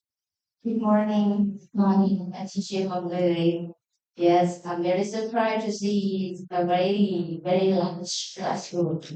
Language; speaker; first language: English; non-native, learner; Thai